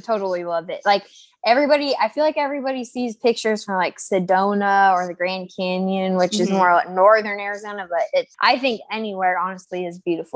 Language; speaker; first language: English; native; English